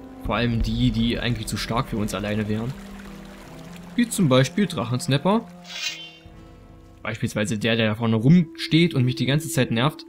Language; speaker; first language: German; native; German